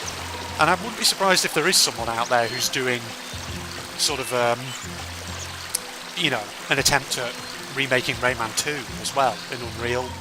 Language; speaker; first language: English; native; English